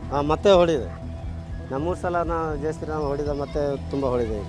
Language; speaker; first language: Kannada; non-native, learner; Hindi